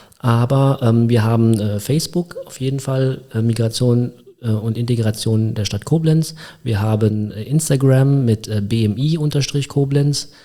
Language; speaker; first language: German; early bilingual, other home language; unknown